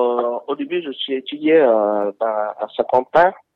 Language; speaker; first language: French; non-native, learner; Vietnamese